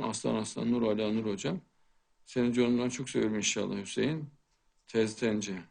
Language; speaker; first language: Turkish; native; Turkish